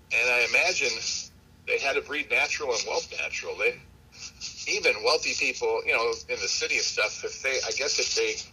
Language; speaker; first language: English; native; English